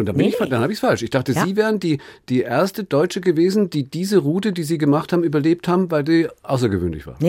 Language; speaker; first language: German; native; German